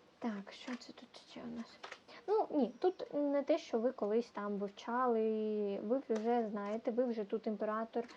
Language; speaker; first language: Ukrainian; non-native, local second language; Russian